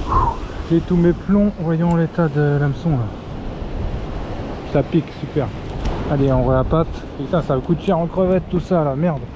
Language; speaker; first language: French; native; French